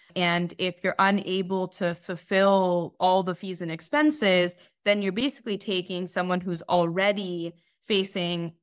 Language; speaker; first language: English; native; English